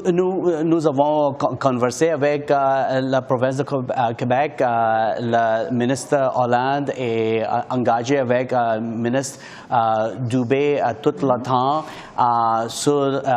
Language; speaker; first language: French; non-native, learner; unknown